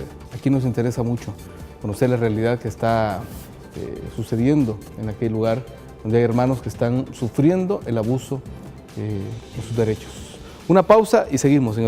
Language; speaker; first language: Spanish; native; Spanish